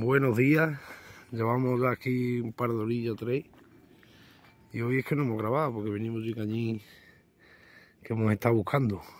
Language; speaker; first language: Spanish; native; Spanish